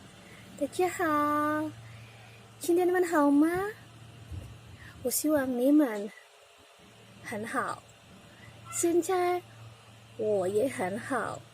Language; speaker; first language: Chinese; non-native, learner; Indonesian